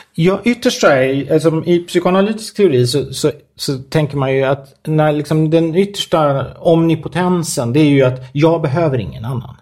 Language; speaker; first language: Swedish; native; Swedish